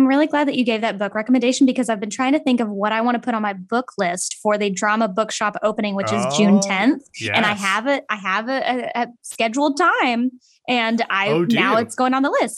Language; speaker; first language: English; native; English